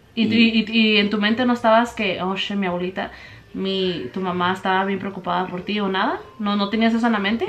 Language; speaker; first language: Spanish; early bilingual, heritage; Spanish